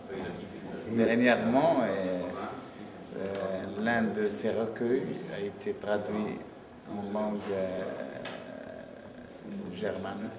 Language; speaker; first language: French; non-native, local second language; Arabic